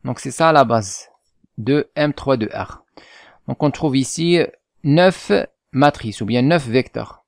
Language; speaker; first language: French; non-native, local second language; Arabic